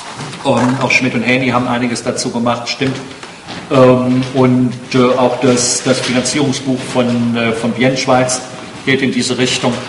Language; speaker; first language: German; native; German